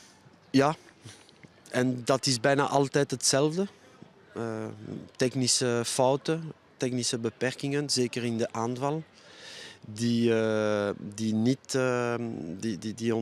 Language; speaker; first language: Dutch; non-native, local second language; French